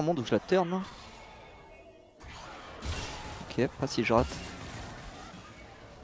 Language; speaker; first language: French; native; French